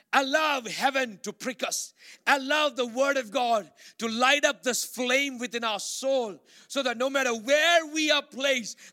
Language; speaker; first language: English; non-native, local second language; Malayalam